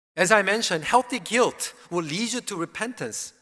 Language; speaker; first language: English; early bilingual, other home language; Korean